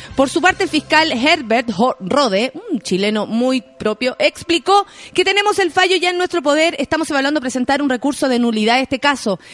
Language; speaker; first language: Spanish; native; Spanish